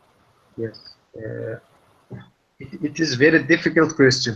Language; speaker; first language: English; non-native, learner; Turkish